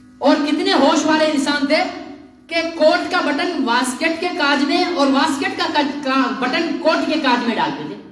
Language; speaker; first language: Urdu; non-native, local second language; Sindhi